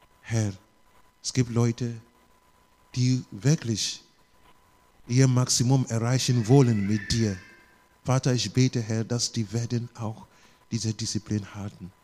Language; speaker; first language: German; non-native, learner; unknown